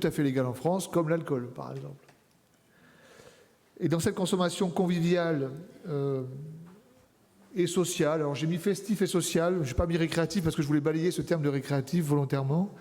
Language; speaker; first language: French; native; French